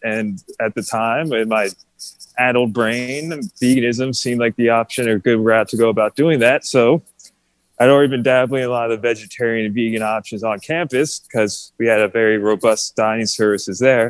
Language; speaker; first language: English; native; English